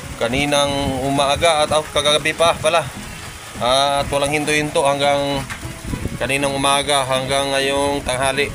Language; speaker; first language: Filipino; native; Filipino